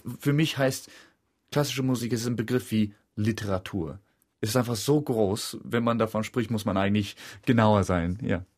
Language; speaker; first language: German; non-native, fluent; English